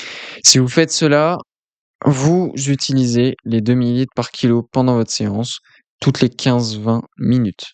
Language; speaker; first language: French; native; French